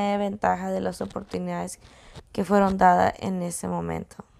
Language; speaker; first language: Spanish; early bilingual, heritage; Spanish